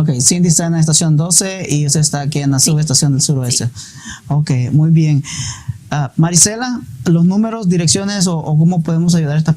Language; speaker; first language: Spanish; native; Spanish